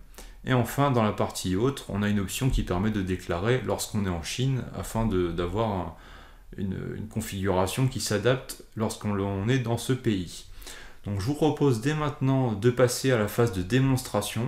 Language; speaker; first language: French; native; French